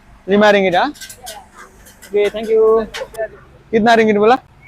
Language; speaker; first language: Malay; non-native, learner; Nepali